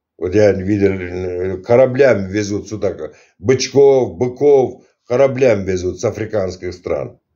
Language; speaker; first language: Russian; non-native, local second language; Turkmen